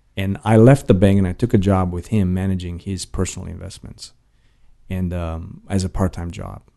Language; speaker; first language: English; non-native, fluent; Romanian